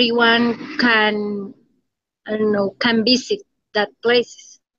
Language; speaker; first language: English; non-native, learner; Spanish